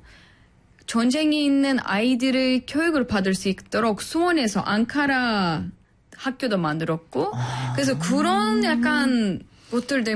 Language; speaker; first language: Korean; non-native, fluent; Turkish